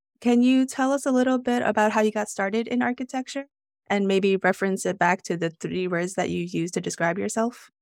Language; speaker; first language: English; native; English